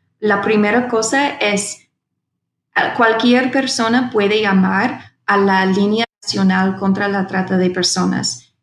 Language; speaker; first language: Spanish; non-native, fluent; English